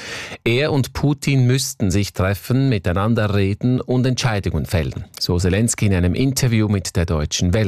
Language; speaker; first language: German; native; German